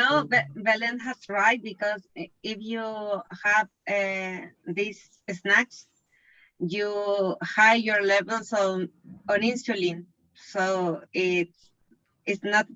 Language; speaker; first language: English; non-native, learner; Spanish